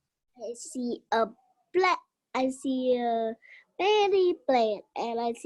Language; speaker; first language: English; non-native, learner; Vietnamese